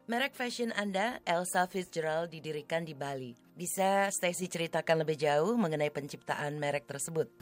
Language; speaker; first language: Indonesian; native; Indonesian